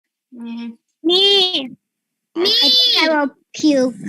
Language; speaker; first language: English; non-native, learner; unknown